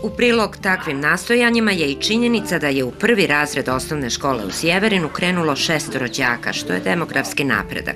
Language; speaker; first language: Serbian; native; Serbian